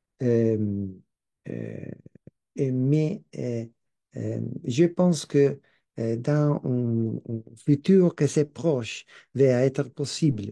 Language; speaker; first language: French; non-native, learner; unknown